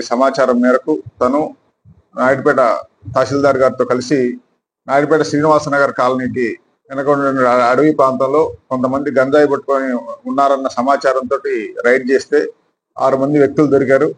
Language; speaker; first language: Telugu; native; Telugu